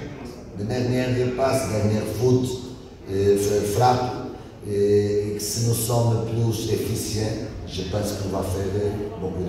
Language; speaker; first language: French; non-native, learner; Portuguese